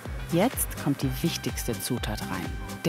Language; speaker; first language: German; native; German